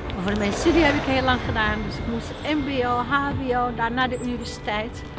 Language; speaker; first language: Dutch; non-native, fluent; Arabic